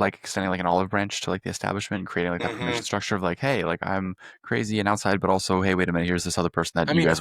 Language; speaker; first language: English; native; English